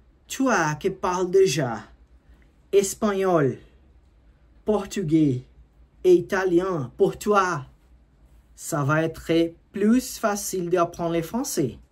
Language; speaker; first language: French; non-native, learner; Portuguese